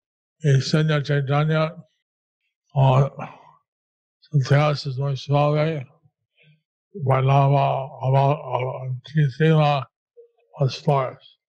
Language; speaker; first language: Spanish; non-native, learner; English